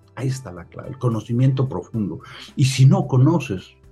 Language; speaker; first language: Spanish; native; Spanish